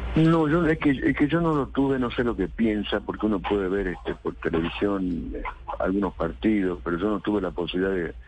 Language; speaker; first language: Spanish; native; Spanish